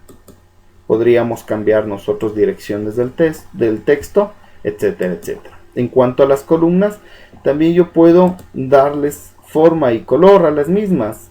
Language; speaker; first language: Spanish; native; Spanish